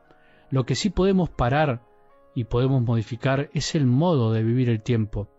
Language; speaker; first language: Spanish; native; Spanish